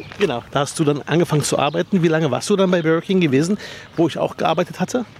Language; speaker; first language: German; early bilingual, other home language; Arabic